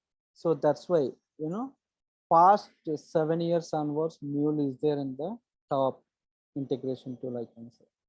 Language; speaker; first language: English; non-native, local second language; Telugu